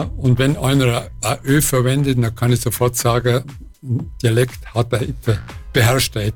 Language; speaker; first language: German; native; German